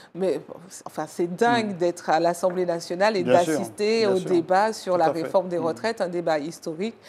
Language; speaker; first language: French; native; French